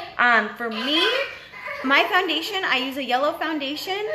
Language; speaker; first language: English; native; English